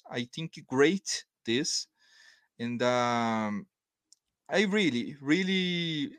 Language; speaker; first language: English; non-native, learner; Portuguese